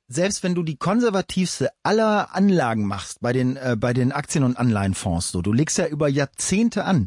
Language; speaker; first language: German; native; German